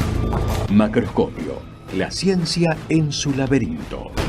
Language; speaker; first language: Spanish; native; Spanish